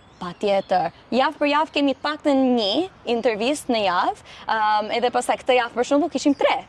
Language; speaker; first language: Albanian; early bilingual, heritage; Albanian